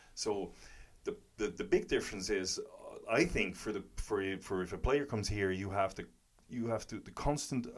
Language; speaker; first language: English; non-native, fluent; German